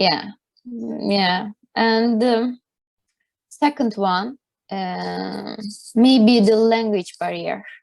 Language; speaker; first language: English; non-native, learner; Turkish